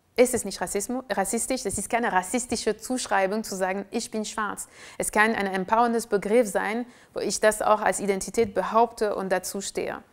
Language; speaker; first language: German; non-native, fluent; French